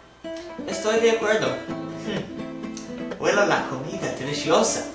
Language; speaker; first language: Spanish; non-native, learner; English